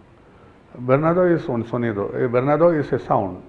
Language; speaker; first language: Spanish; non-native, learner; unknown